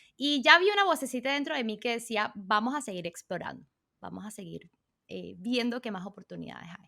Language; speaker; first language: Spanish; early bilingual, other home language; Portuguese